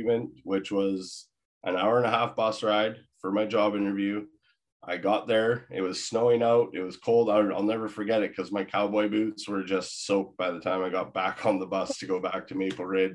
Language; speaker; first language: English; native; English